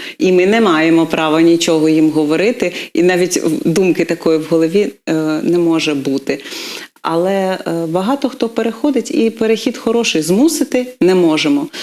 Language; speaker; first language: Ukrainian; non-native, local second language; Russian